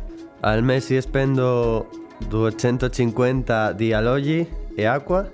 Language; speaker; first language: Italian; non-native, learner; Spanish